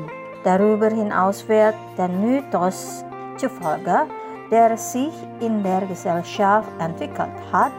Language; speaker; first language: German; non-native, fluent; Indonesian